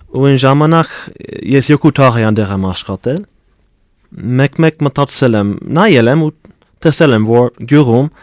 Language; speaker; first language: Armenian; non-native, fluent; English